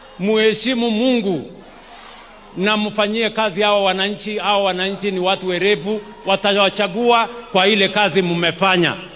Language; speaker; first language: Swahili; non-native, local second language; Kalenjin